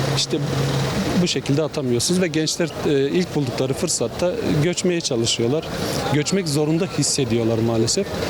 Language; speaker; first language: Turkish; non-native, local second language; Kurdish